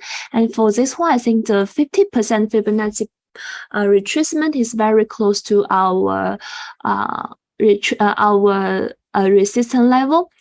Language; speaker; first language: English; non-native, fluent; Chinese